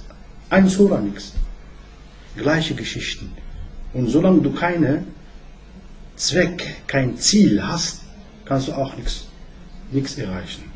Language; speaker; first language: German; non-native, learner; Arabic